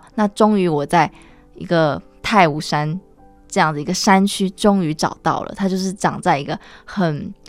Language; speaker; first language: Chinese; native; Chinese